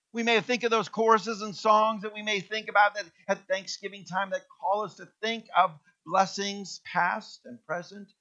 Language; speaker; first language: English; native; English